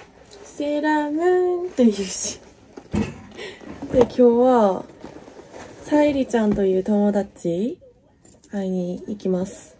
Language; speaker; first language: Japanese; non-native, fluent; Korean